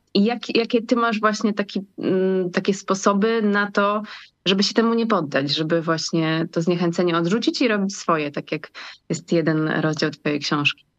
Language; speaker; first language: Polish; native; Polish